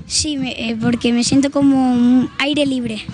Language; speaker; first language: Spanish; early bilingual, heritage; Spanish